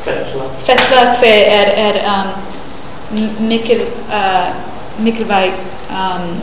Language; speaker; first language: Icelandic; non-native, learner; English